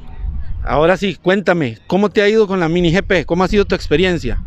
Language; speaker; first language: Spanish; native; Spanish